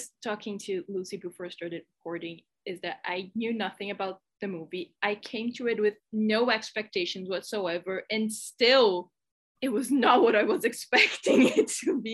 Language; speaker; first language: English; non-native, fluent; Portuguese